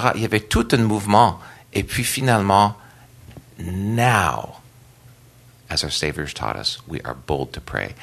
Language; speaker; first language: French; non-native, local second language; English